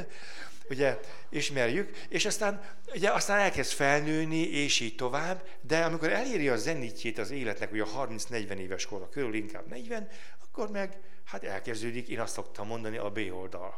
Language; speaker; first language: Hungarian; native; Hungarian